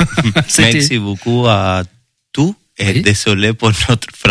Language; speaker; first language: French; non-native, learner; Spanish